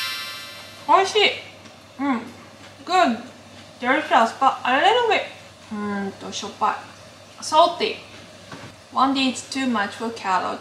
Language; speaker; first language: English; non-native, learner; Japanese